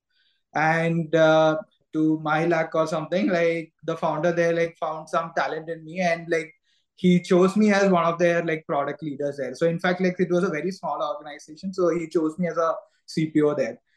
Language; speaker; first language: English; non-native, local second language; Malayalam